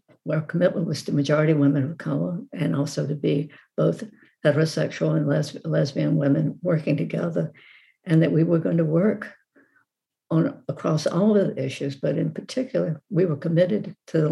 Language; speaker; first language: English; native; English